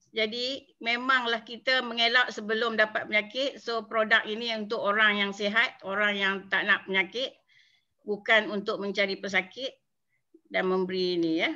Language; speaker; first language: Malay; native; Malay